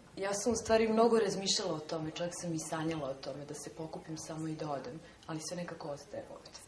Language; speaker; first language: Serbian; non-native, fluent; Armenian